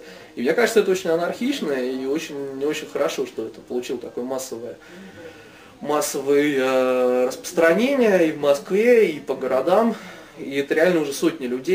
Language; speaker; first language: Russian; native; Russian